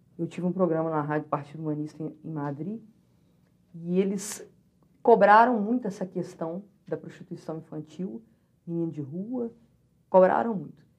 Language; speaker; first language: Portuguese; native; Portuguese